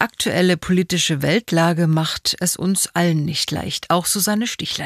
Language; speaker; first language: German; native; German